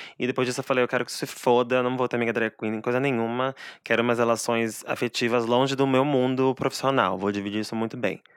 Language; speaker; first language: Portuguese; native; Portuguese